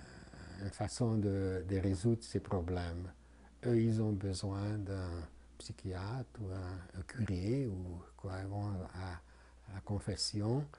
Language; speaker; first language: French; non-native, fluent; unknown